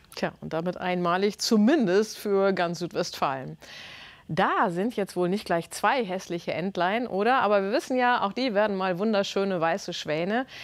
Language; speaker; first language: German; native; German